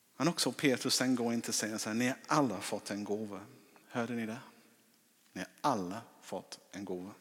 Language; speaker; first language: Swedish; non-native, fluent; English